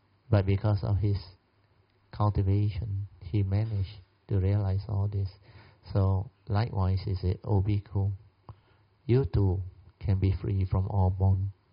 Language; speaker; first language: English; non-native, local second language; Min Nan Chinese